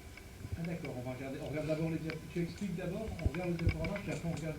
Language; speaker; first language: French; native; French